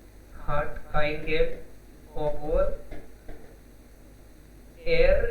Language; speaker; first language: German; non-native, learner; Hindi